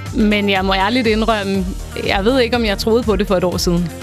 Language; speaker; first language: Danish; early bilingual, other home language; Persian